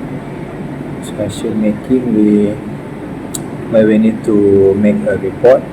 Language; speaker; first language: English; non-native, learner; Malay